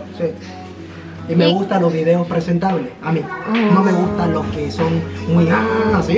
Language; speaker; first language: Spanish; non-native, learner; Korean